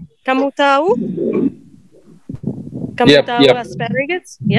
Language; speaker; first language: Indonesian; non-native, learner; English